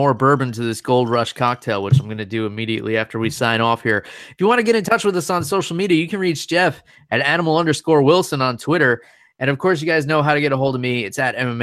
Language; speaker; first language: English; native; English